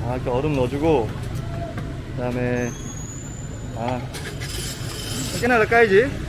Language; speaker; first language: Korean; native; Korean